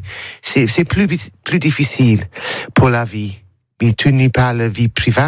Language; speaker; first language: French; non-native, learner; English